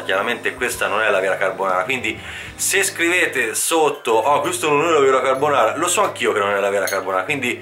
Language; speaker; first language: Italian; native; Italian